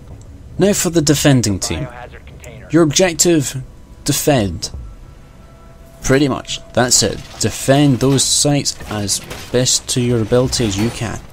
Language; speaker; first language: English; native; English